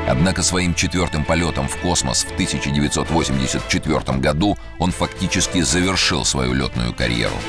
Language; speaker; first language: Russian; native; Russian